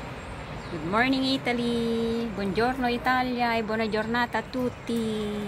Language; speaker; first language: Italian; non-native, learner; Filipino